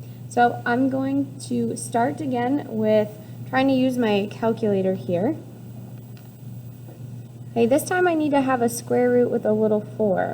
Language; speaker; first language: English; native; English